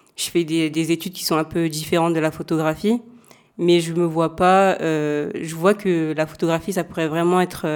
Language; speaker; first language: French; native; French